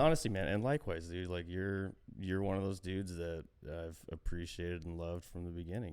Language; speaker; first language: English; native; English